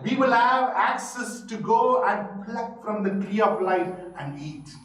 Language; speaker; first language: English; non-native, local second language; Tamil